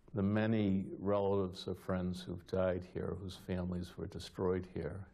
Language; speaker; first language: English; native; English